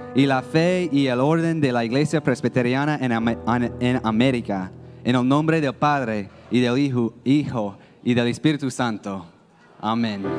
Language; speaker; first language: Spanish; non-native, fluent; English